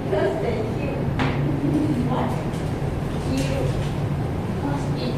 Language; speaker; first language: English; non-native, learner; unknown